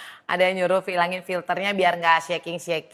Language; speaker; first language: Indonesian; native; Indonesian